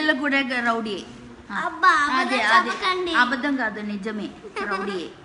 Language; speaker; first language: Telugu; non-native, local second language; Malayalam